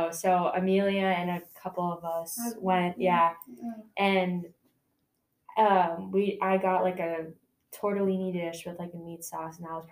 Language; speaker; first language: English; native; English